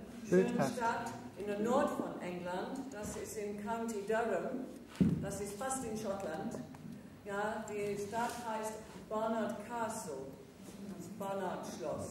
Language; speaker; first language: German; non-native, learner; English